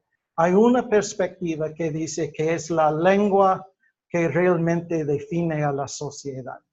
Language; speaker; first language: Spanish; non-native, fluent; English